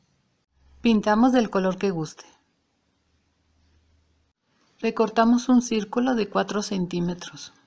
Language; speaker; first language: Spanish; native; Spanish